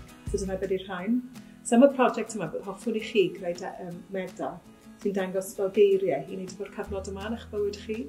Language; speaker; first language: Welsh; native; Welsh